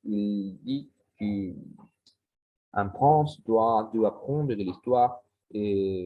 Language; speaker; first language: French; non-native, learner; Spanish